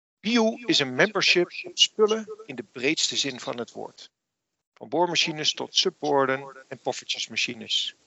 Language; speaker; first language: Dutch; native; Dutch